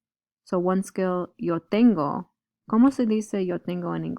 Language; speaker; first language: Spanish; non-native, fluent; English